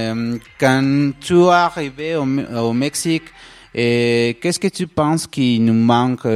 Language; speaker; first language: French; non-native, learner; Spanish